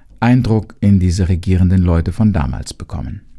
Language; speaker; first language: German; native; German